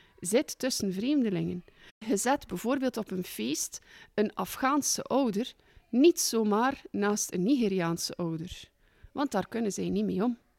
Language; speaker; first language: Dutch; native; Dutch